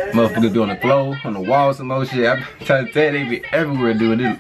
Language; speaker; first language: English; native; English